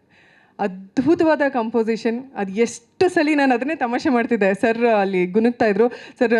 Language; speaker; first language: Kannada; native; Kannada